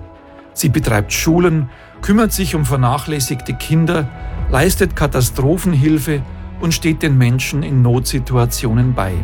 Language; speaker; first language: German; native; German